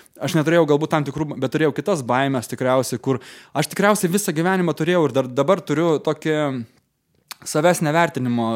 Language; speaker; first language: Lithuanian; native; Lithuanian